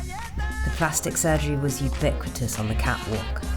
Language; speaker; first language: English; native; English